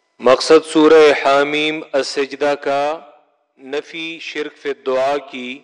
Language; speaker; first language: Urdu; non-native, local second language; Pashto